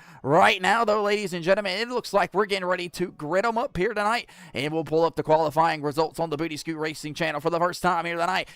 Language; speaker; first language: English; native; English